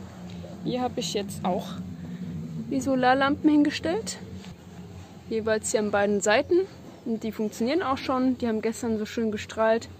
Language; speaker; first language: German; native; German